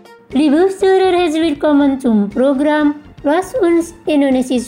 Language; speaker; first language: German; non-native, fluent; Indonesian